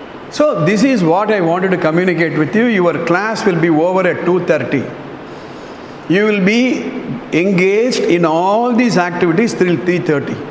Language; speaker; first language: English; non-native, local second language; Tamil